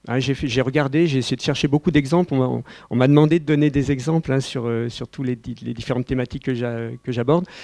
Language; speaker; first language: French; native; French